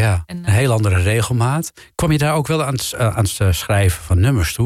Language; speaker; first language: Dutch; native; Dutch